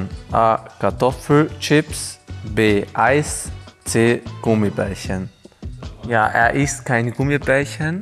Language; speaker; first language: German; non-native, fluent; Hungarian